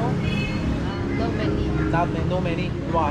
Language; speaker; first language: English; non-native, learner; Korean